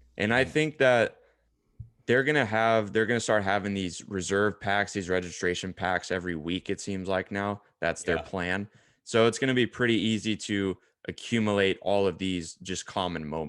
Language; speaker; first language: English; native; English